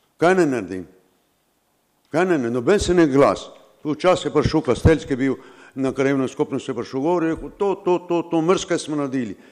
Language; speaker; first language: Slovenian; non-native, local second language; Romany